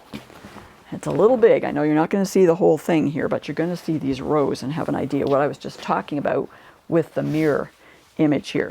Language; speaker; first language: English; native; English